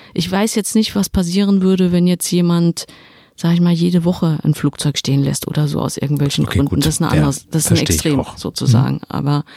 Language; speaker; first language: German; native; German